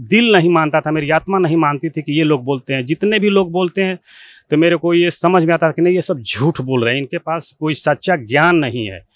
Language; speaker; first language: Hindi; native; Hindi